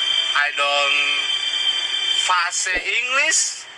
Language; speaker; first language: English; non-native, learner; Indonesian